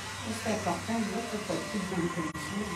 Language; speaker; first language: French; native; French